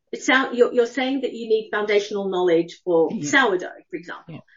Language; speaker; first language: English; native; English